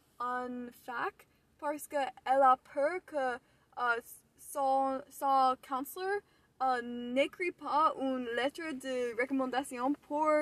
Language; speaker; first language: French; non-native, learner; English